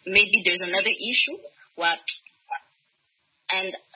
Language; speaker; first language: English; non-native, fluent; Rundi